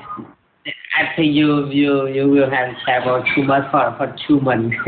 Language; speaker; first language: English; non-native, learner; Vietnamese